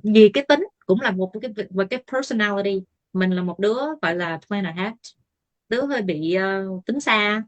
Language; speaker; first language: Vietnamese; native; Vietnamese